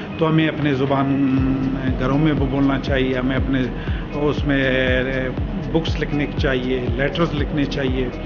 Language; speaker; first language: Urdu; non-native, local second language; Baluchi